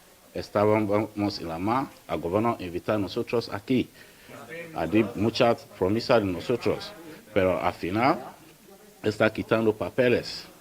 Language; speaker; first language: Spanish; non-native, learner; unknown